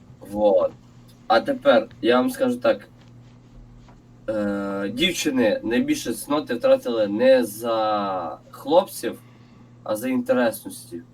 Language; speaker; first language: Ukrainian; non-native, local second language; Russian